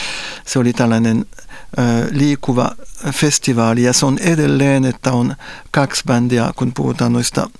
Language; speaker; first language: Finnish; non-native, fluent; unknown